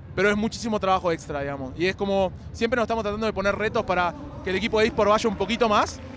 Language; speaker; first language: Spanish; native; Spanish